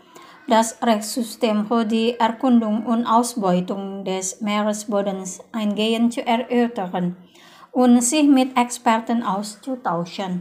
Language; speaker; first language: German; non-native, fluent; Indonesian